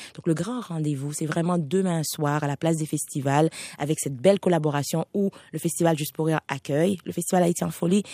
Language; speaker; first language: French; non-native, local second language; Haitian Creole